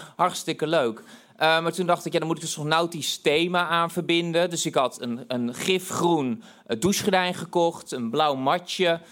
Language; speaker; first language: Dutch; native; Dutch